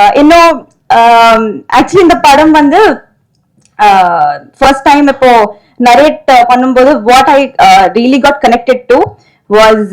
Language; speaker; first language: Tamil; non-native, learner; Telugu